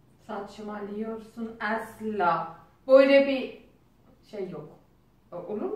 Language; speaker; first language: Turkish; non-native, learner; Azerbaijani